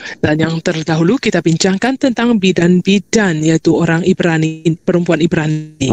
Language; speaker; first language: Malay; non-native, local second language; Chinese